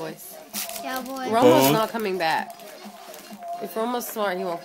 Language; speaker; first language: English; native; English